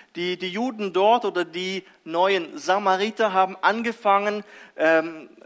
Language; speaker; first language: German; early bilingual, other home language; Russian